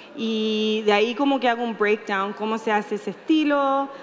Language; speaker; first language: Spanish; native; Spanish